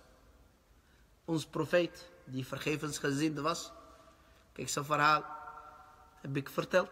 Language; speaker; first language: Dutch; early bilingual, other home language; Arabic